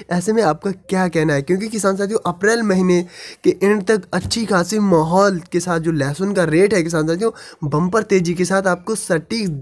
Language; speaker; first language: Hindi; native; Hindi